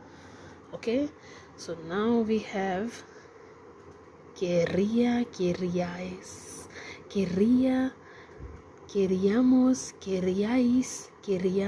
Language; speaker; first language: Spanish; non-native, learner; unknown